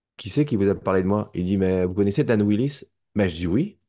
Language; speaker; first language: French; native; French